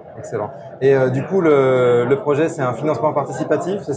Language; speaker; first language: French; native; French